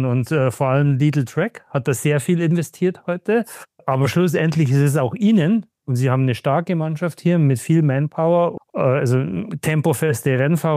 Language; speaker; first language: German; native; German